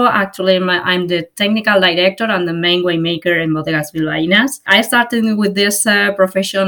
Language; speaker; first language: English; non-native, fluent; Spanish